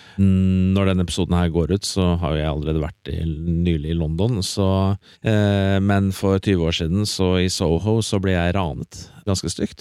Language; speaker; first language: Norwegian; native; Norwegian